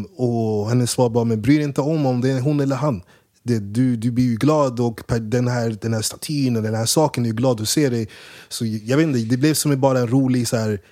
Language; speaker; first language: Swedish; early bilingual, other home language; English